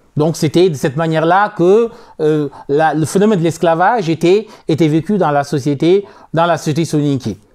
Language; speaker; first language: French; non-native, local second language; Soninke